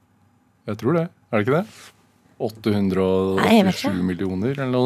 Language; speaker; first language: Norwegian; native; Norwegian